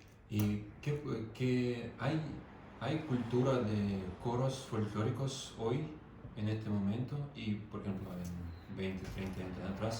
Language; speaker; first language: Spanish; non-native, fluent; Russian